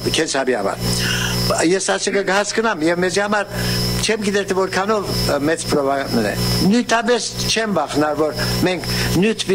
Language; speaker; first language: Armenian; early bilingual, heritage; Armenian